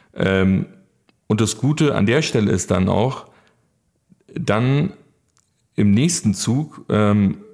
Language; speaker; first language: German; native; German